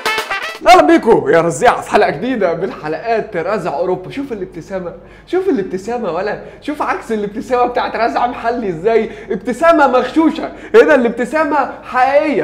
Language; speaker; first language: Arabic; native; Arabic